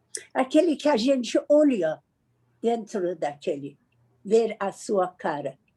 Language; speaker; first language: Portuguese; non-native, learner; Persian